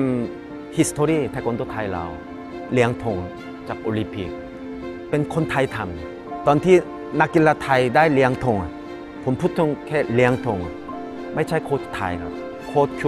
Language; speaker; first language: Thai; non-native, fluent; Korean